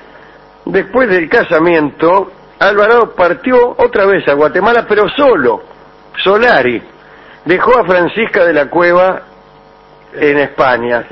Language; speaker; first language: Spanish; native; Spanish